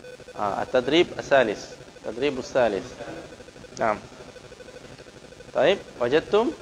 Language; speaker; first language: Arabic; non-native, fluent; Indonesian